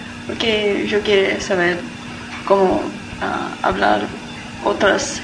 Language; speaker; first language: Spanish; non-native, learner; English